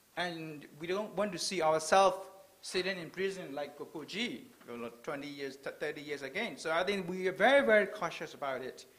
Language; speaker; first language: English; non-native, fluent; Burmese